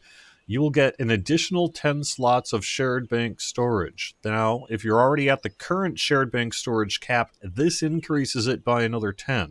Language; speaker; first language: English; native; English